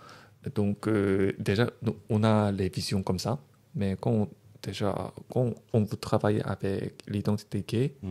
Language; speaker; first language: French; non-native, learner; Korean